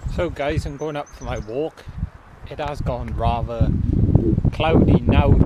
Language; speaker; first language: English; native; English